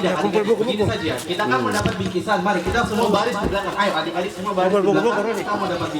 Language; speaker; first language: Malay; native; Malay